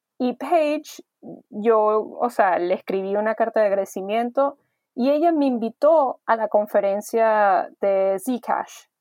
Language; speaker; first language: Spanish; early bilingual, heritage; Spanish